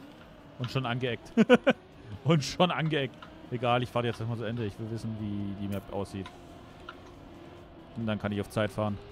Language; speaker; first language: German; native; German